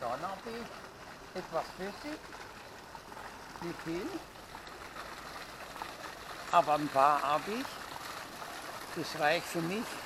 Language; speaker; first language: German; non-native, learner; Italian